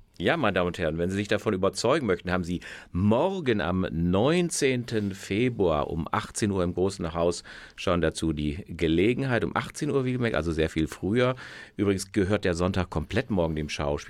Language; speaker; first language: German; native; German